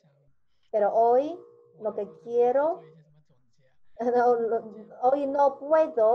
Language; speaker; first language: Spanish; non-native, learner; Chinese